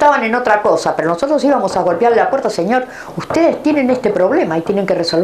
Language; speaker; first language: Spanish; native; Spanish